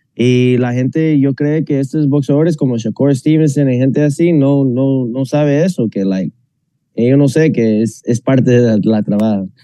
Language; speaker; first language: Spanish; non-native, fluent; English